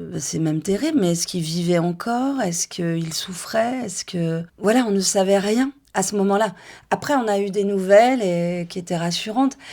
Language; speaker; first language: French; native; French